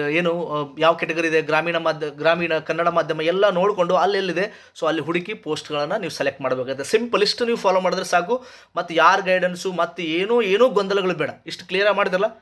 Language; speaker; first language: Kannada; native; Kannada